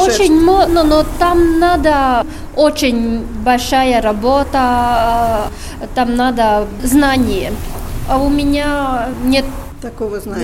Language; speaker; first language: Russian; non-native, local second language; Latvian